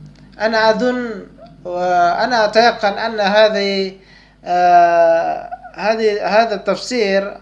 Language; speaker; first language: Arabic; non-native, fluent; Indonesian